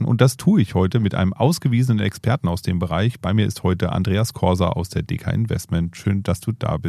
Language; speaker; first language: German; native; German